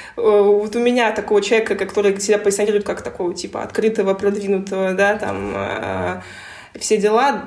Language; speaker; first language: Russian; native; Russian